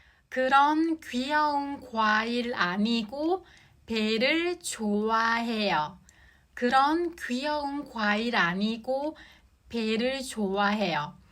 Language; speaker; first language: Korean; non-native, fluent; Japanese